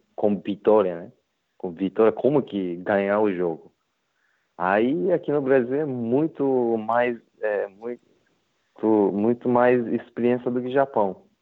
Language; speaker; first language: Portuguese; non-native, learner; Japanese